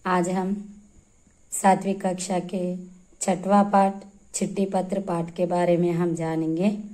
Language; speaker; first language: Hindi; non-native, local second language; Telugu